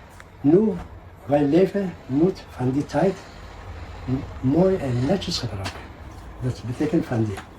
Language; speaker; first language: Dutch; non-native, learner; Persian